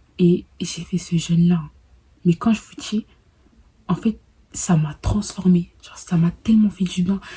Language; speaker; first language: French; early bilingual, other home language; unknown